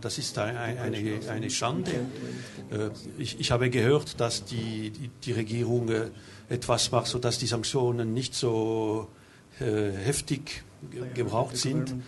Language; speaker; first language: German; non-native, local second language; French